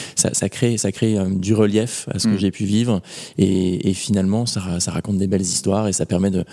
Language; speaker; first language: French; native; French